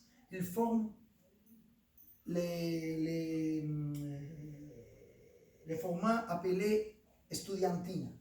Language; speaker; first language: French; non-native, fluent; Spanish